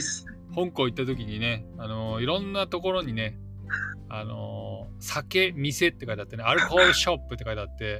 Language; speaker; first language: Japanese; native; Japanese